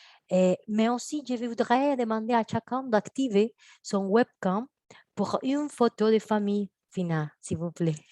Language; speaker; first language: French; non-native, fluent; Spanish